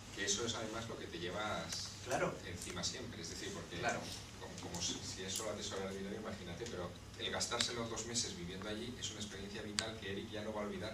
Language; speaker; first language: Spanish; native; Spanish